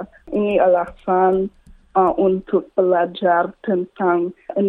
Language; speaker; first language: Indonesian; non-native, learner; English